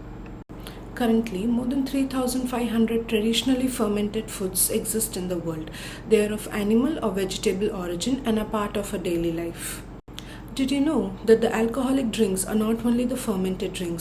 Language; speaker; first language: English; non-native, local second language; Tamil